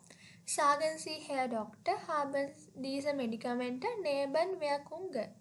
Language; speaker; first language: German; non-native, learner; Sinhala